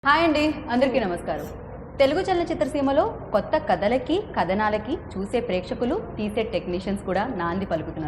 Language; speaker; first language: Telugu; native; Telugu